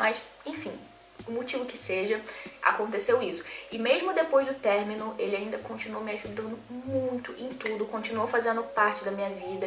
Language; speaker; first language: Portuguese; native; Portuguese